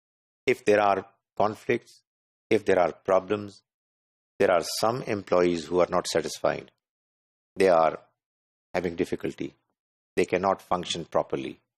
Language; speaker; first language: English; non-native, local second language; Urdu